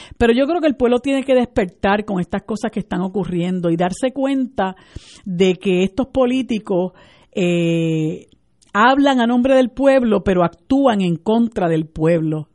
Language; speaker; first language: Spanish; native; Spanish